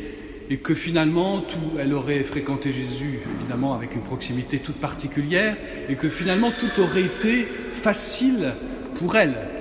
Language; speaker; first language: French; native; French